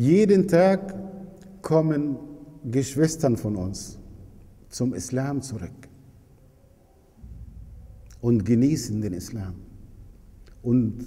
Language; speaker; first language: German; non-native, fluent; Arabic